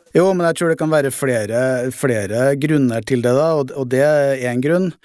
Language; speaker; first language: Norwegian; native; Norwegian